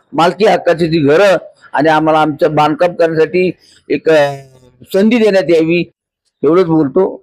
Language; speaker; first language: Marathi; native; Marathi